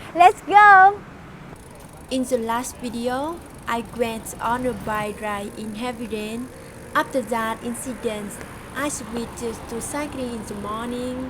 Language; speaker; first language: English; non-native, learner; Vietnamese